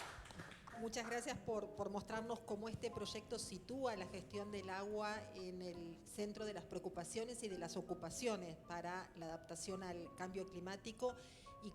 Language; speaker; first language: Spanish; native; Spanish